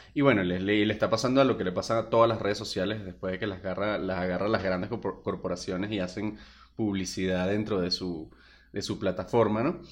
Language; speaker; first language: Spanish; native; Spanish